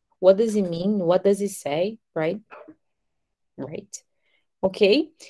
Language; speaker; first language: English; non-native, fluent; Portuguese